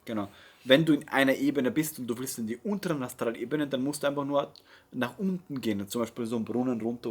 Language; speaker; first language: German; native; German